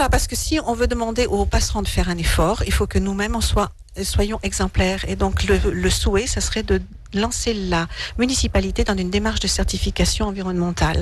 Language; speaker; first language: French; native; French